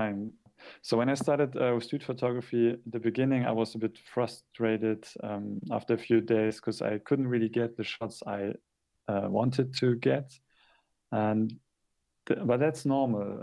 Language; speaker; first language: English; non-native, fluent; German